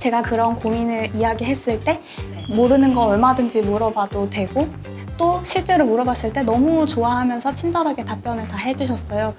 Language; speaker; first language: Korean; native; Korean